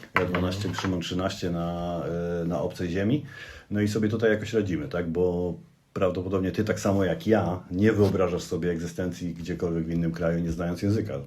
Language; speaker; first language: Polish; native; Polish